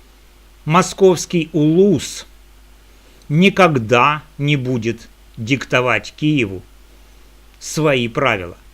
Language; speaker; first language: Russian; native; Russian